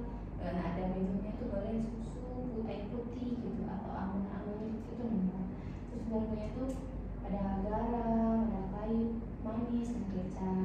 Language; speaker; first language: Indonesian; native; Indonesian